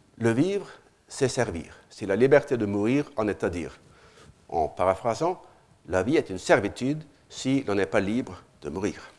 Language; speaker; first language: French; non-native, fluent; Norwegian